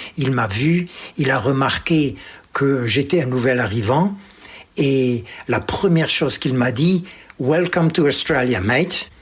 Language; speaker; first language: French; native; French